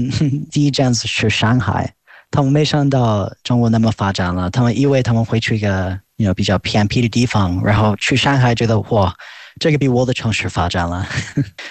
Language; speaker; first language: Chinese; non-native, fluent; English